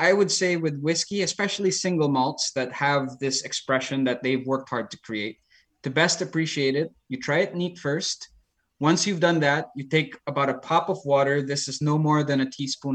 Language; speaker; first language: English; non-native, local second language; Filipino